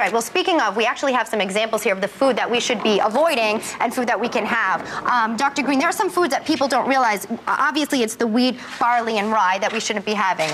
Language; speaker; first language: English; native; English